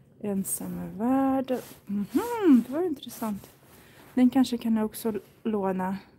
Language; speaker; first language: Swedish; non-native, fluent; Russian